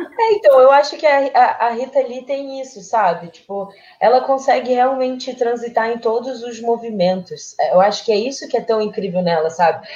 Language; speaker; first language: Portuguese; early bilingual, other home language; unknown